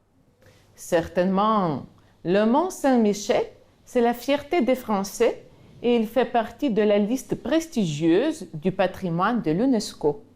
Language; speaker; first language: French; non-native, fluent; Ukrainian